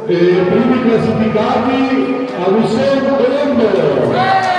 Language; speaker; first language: Italian; native; Italian